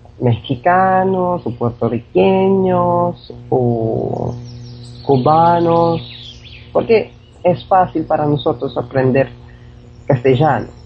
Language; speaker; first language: Spanish; non-native, fluent; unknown